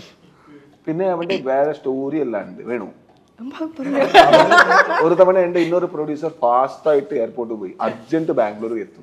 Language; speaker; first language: Malayalam; non-native, learner; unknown